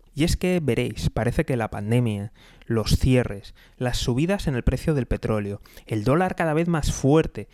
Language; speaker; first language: Spanish; native; Spanish